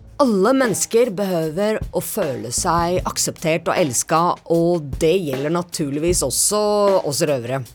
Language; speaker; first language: Norwegian; native; Norwegian